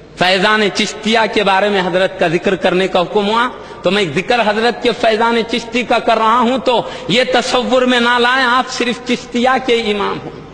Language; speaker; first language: Urdu; native; Urdu